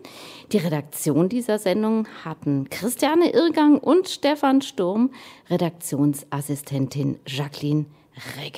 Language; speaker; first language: German; native; German